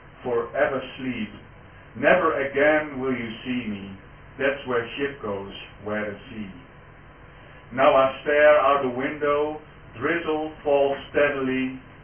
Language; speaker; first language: English; non-native, fluent; Dutch